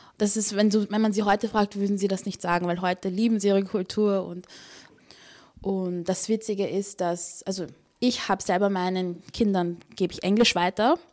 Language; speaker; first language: German; native; German